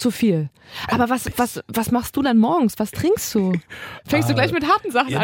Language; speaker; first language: German; native; German